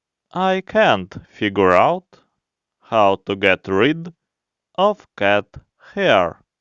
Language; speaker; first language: English; non-native, fluent; Ukrainian